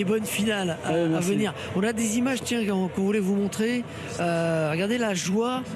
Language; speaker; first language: French; native; French